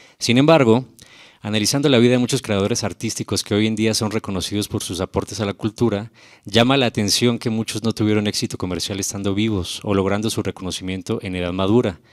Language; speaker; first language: Spanish; native; Spanish